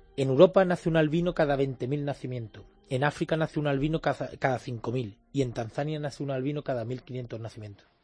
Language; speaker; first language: Spanish; native; Spanish